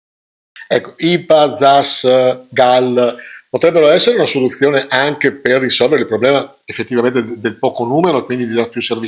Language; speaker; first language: Italian; native; Italian